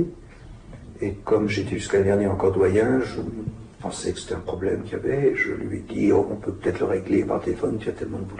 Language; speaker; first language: French; native; French